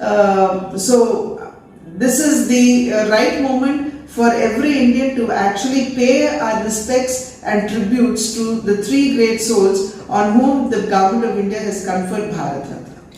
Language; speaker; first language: English; non-native, local second language; Telugu